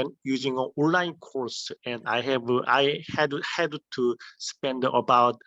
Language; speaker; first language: English; non-native, learner; Korean